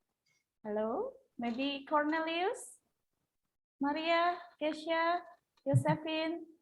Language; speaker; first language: English; non-native, local second language; Indonesian